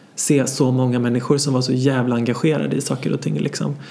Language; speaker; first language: Swedish; native; Swedish